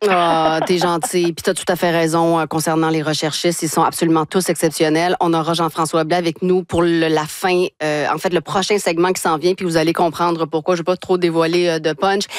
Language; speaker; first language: French; native; French